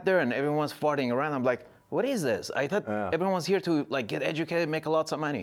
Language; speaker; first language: English; non-native, fluent; Persian